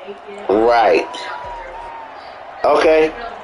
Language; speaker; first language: English; native; English